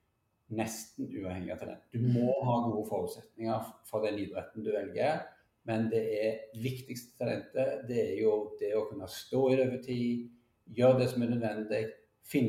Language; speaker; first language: Norwegian; native; Norwegian